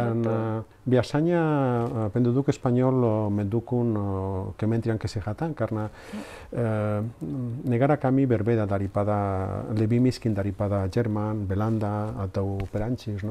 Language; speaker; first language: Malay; non-native, learner; Spanish